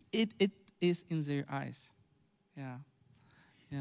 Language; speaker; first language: English; non-native, fluent; Ukrainian